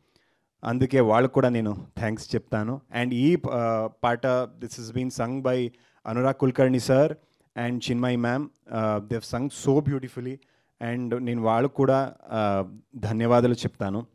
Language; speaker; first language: Telugu; non-native, learner; Kannada